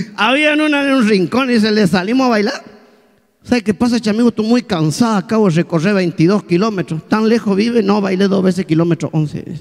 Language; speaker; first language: Spanish; native; Spanish